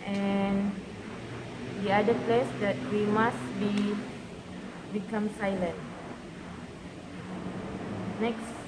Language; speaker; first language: English; non-native, learner; Malay